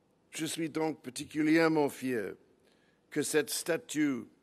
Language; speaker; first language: French; non-native, fluent; English